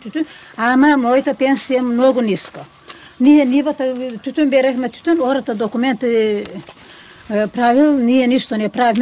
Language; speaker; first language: Bulgarian; non-native, local second language; Turkish